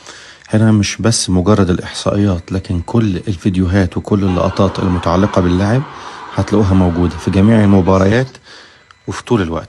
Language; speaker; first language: Arabic; native; Arabic